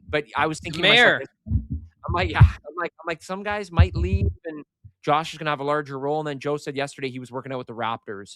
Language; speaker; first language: English; native; English